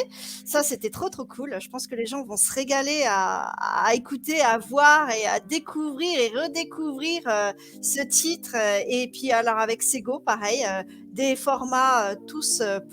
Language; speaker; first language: French; native; French